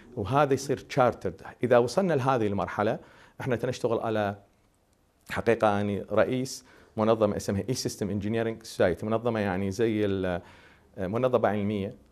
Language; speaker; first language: Arabic; native; Arabic